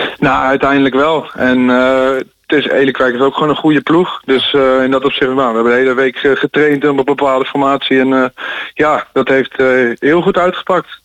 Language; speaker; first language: Dutch; native; Dutch